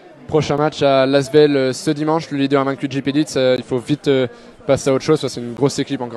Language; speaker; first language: French; native; French